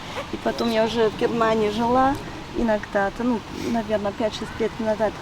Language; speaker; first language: Russian; early bilingual, heritage; Russian